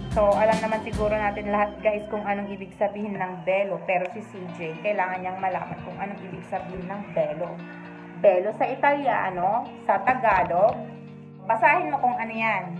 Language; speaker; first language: Filipino; native; Filipino